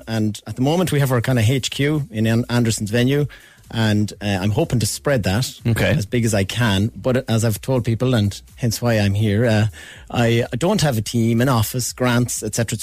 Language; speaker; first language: English; native; English